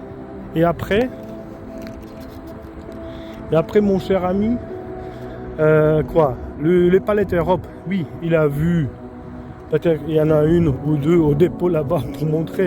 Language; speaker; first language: French; non-native, fluent; Polish